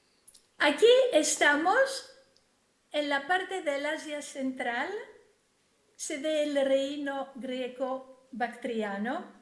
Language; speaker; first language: Spanish; non-native, fluent; Greek